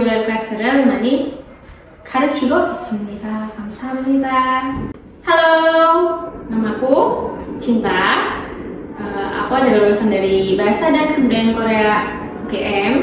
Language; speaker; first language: Korean; non-native, fluent; Indonesian